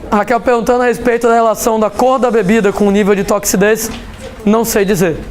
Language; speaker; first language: Portuguese; native; Portuguese